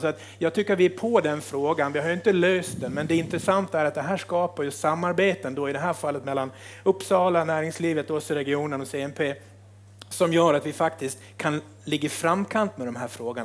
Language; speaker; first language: Swedish; native; Swedish